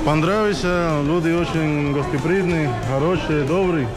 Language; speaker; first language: Russian; non-native, learner; Spanish